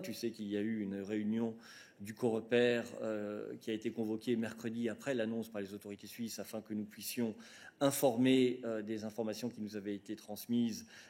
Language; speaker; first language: French; native; French